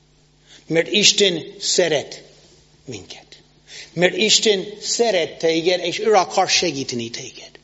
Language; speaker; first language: Hungarian; non-native, fluent; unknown